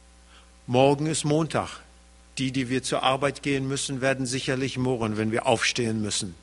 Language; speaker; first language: German; early bilingual, heritage; German